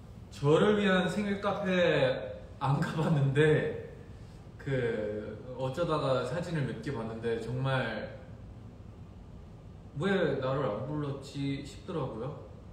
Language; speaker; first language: Korean; early bilingual, heritage; Korean